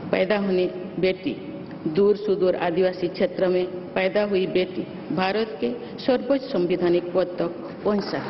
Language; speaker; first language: Hindi; non-native, local second language; Santali